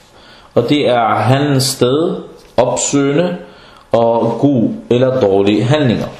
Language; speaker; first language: Danish; early bilingual, other home language; Arabic